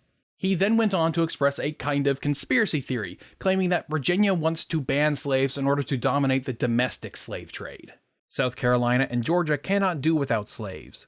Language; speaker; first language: English; native; English